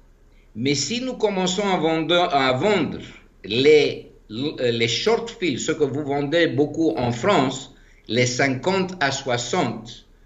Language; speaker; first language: French; non-native, fluent; Greek